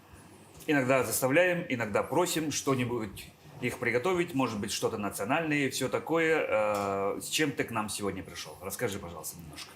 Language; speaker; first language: Russian; native; Russian